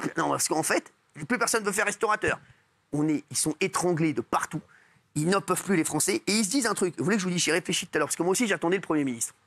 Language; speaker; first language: French; native; French